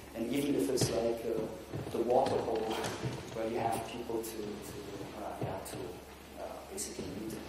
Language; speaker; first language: English; non-native, fluent; German